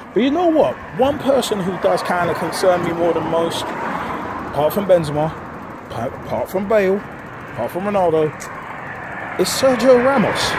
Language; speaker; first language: English; native; English